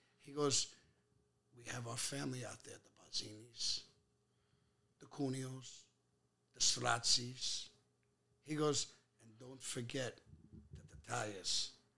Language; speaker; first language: English; native; English